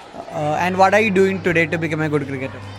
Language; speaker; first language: English; non-native, local second language; Hindi